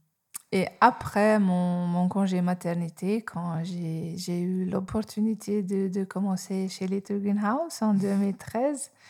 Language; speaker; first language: French; non-native, fluent; Hungarian